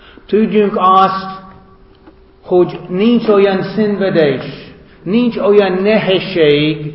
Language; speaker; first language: Hungarian; non-native, fluent; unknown